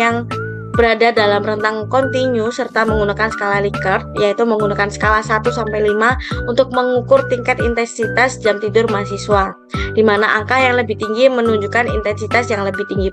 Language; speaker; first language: Indonesian; native; Indonesian